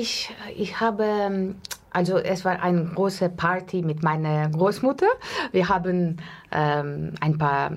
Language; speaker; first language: German; non-native, learner; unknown